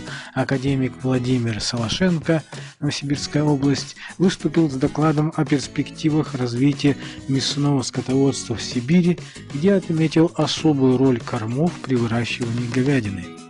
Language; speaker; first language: Russian; native; Russian